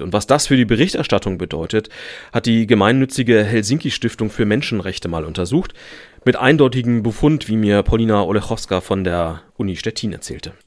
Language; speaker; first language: German; native; German